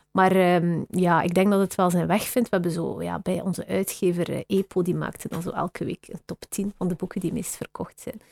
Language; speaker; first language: Dutch; native; Dutch